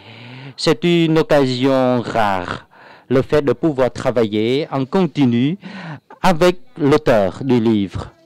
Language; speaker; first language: French; non-native, fluent; Vietnamese